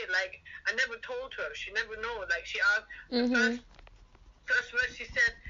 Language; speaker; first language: English; non-native, fluent; German